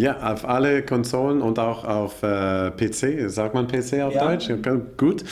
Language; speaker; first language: German; non-native, learner; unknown